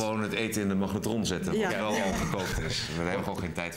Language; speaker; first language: Dutch; native; Dutch